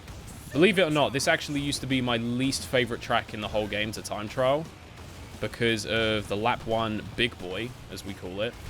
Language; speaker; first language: English; native; English